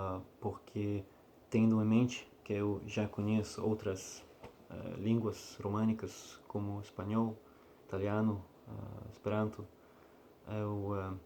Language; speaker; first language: Portuguese; non-native, learner; Russian